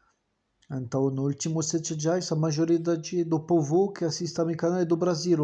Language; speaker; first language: Portuguese; non-native, learner; French